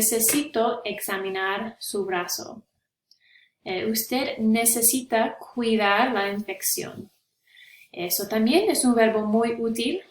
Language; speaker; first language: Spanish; non-native, fluent; English